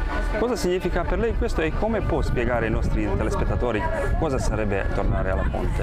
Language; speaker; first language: Italian; non-native, fluent; Croatian